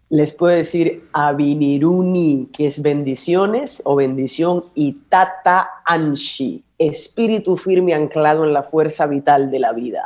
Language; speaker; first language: Spanish; native; Spanish